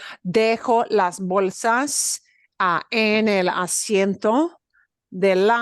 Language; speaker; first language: Spanish; non-native, fluent; English